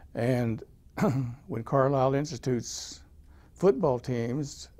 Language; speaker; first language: English; native; English